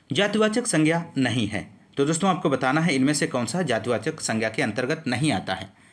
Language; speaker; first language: Hindi; native; Hindi